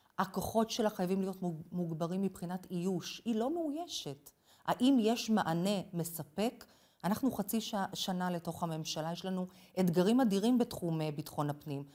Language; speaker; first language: Hebrew; non-native, fluent; English